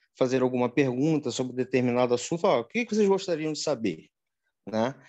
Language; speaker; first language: Portuguese; native; Portuguese